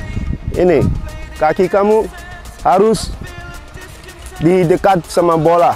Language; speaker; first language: Indonesian; non-native, fluent; English